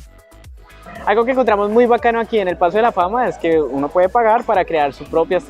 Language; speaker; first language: Spanish; native; Spanish